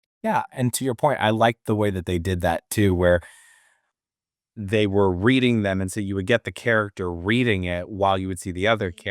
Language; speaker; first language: English; native; English